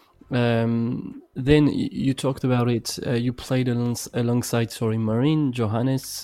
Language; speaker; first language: English; non-native, fluent; French